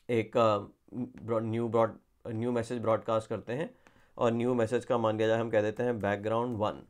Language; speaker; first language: Hindi; native; Hindi